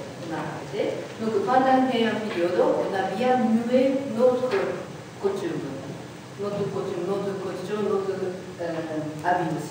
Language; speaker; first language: French; non-native, learner; Japanese